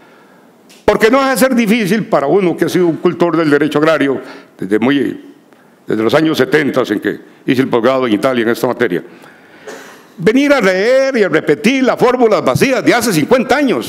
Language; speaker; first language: Spanish; native; Spanish